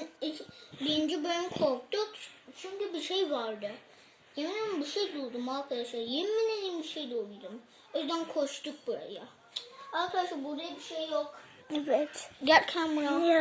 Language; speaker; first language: Turkish; early bilingual, heritage; Turkish